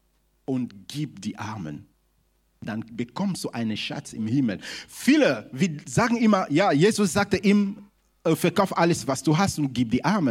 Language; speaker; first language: German; non-native, fluent; Lingala